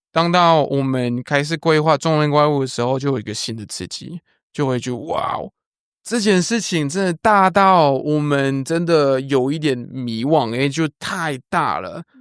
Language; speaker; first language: Chinese; non-native, fluent; French